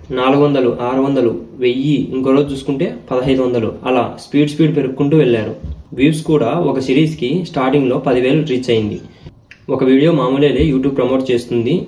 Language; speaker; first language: Telugu; native; Telugu